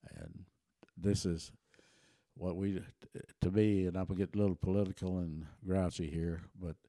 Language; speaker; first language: English; early bilingual, other home language; German